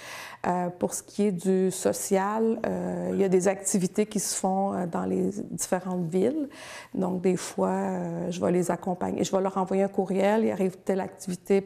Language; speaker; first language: French; native; French